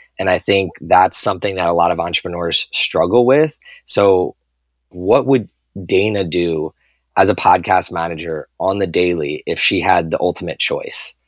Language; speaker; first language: English; native; English